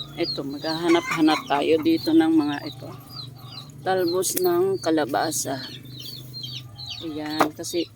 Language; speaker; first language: Filipino; non-native, local second language; Iloko